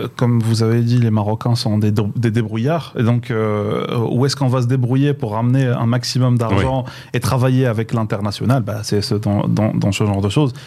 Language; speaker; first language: French; non-native, local second language; Arabic